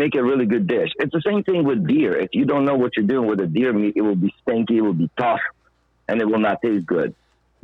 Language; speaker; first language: English; non-native, fluent; Ukrainian